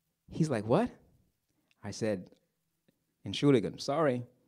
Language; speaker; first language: English; native; English